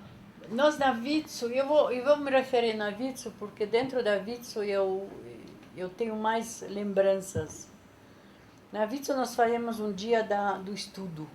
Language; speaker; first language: Portuguese; non-native, fluent; Polish